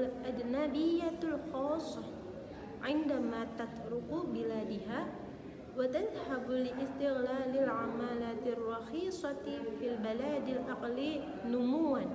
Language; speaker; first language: Arabic; non-native, learner; Indonesian